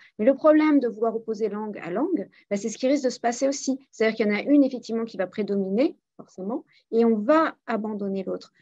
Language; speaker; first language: French; native; French